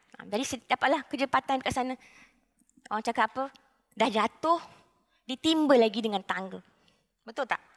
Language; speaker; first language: Malay; non-native, local second language; Tamil